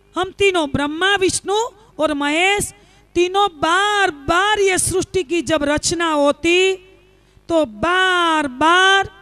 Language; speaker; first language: Hindi; non-native, local second language; Gujarati